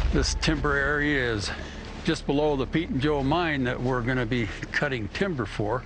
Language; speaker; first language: English; native; English